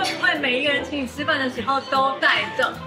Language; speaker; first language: Chinese; native; Chinese